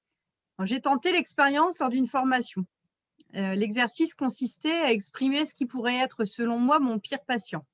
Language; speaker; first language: French; native; French